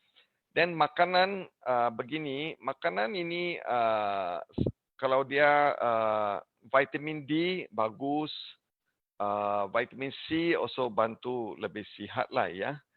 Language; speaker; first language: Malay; non-native, learner; English